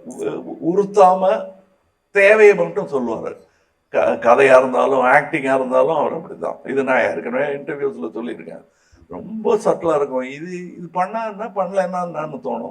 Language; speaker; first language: Tamil; native; Tamil